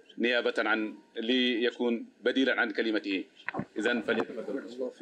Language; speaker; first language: Arabic; non-native, fluent; Wolof